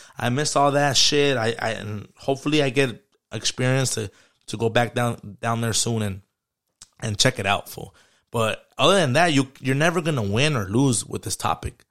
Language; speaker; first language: English; early bilingual, other home language; Spanish